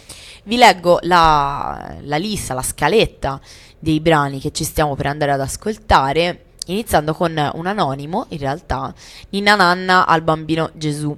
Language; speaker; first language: Italian; native; Italian